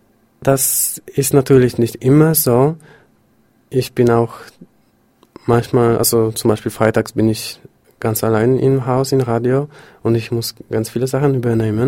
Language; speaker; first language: German; non-native, fluent; Polish